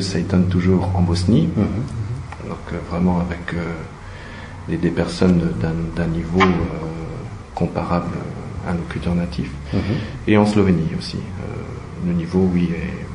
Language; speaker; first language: French; native; French